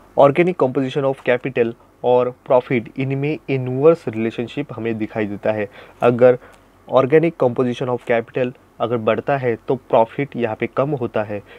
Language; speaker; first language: Hindi; non-native, local second language; Marathi